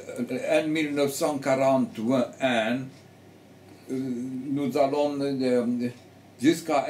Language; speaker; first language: French; early bilingual, heritage; French